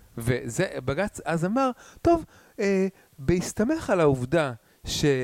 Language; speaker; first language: Hebrew; native; Hebrew